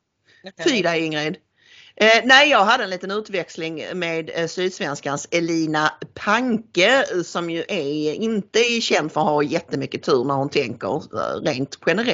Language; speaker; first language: Swedish; native; Swedish